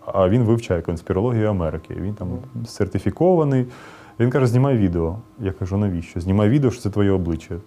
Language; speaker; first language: Ukrainian; non-native, local second language; Russian